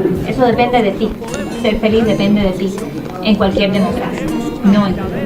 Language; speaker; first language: Spanish; native; Spanish